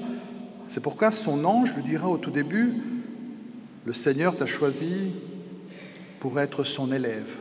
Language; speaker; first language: French; native; French